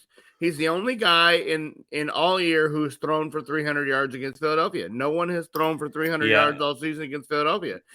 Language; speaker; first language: English; native; English